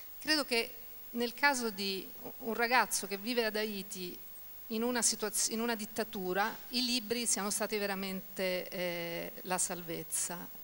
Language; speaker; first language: Italian; native; Italian